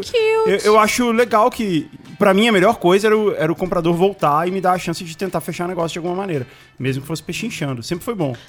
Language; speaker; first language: Portuguese; native; Portuguese